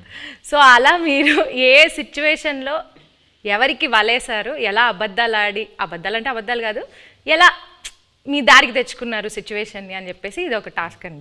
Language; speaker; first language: Telugu; native; Telugu